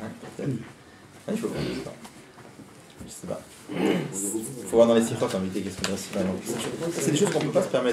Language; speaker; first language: French; native; French